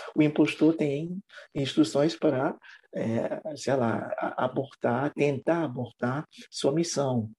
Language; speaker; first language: Portuguese; non-native, fluent; English